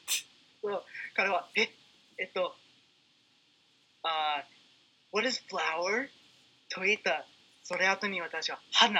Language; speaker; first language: Japanese; non-native, learner; English